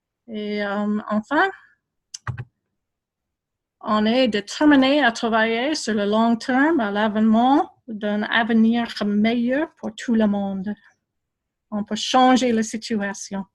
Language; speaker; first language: French; non-native, fluent; English